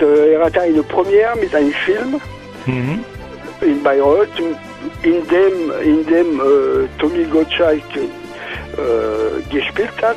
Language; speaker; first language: German; non-native, fluent; French